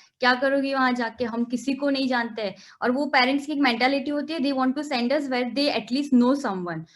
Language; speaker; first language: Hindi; non-native, local second language; Gujarati